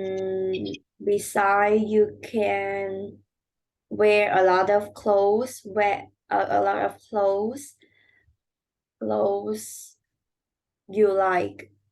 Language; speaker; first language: English; non-native, learner; Vietnamese